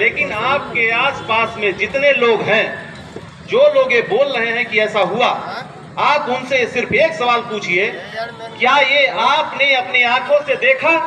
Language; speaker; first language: Hindi; native; Hindi